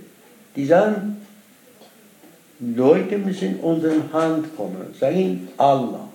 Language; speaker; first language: German; non-native, learner; Persian